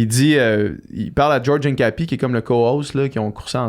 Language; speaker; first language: French; native; French